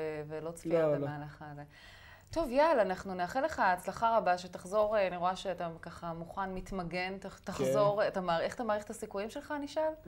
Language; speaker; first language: Hebrew; native; Hebrew